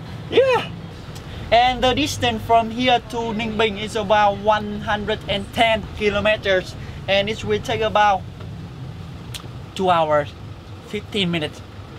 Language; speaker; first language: English; non-native, fluent; Vietnamese